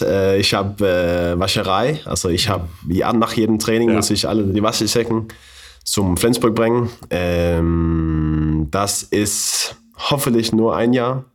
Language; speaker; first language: German; non-native, fluent; Danish